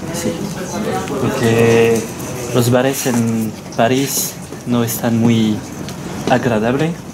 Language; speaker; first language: Spanish; non-native, learner; French